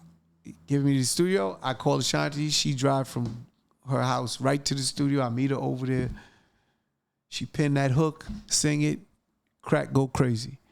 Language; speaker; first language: English; native; English